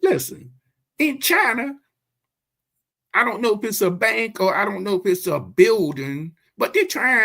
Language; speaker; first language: English; native; English